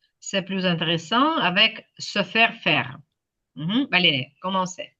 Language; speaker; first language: French; non-native, fluent; Ukrainian